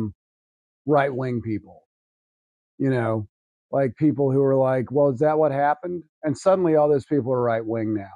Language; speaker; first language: English; native; English